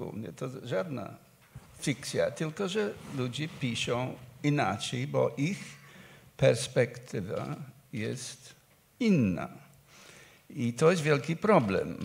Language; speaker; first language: Polish; non-native, fluent; English